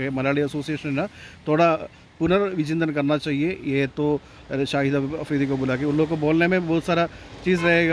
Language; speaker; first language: Hindi; non-native, local second language; Malayalam